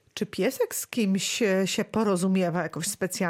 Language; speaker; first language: Polish; native; Polish